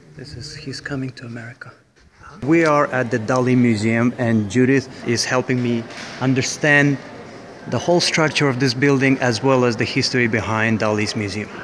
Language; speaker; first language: English; non-native, fluent; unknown